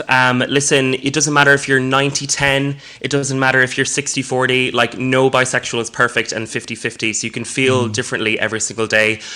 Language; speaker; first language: English; native; English